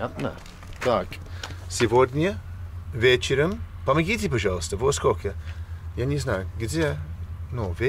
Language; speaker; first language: Russian; non-native, learner; English